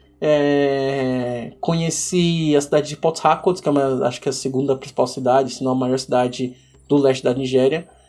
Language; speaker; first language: Portuguese; early bilingual, other home language; Igbo